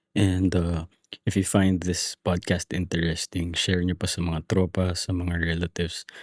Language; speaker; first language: Filipino; native; Filipino